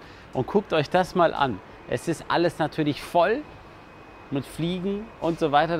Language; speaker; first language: German; native; German